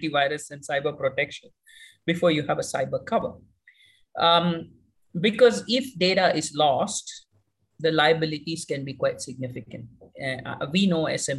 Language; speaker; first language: English; non-native, local second language; Malayalam